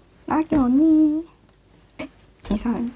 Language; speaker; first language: Korean; non-native, fluent; Chinese